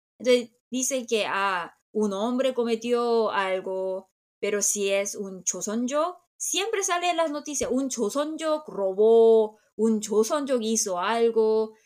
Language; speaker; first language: Spanish; non-native, fluent; Korean